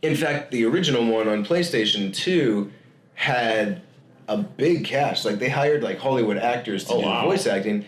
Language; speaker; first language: English; native; English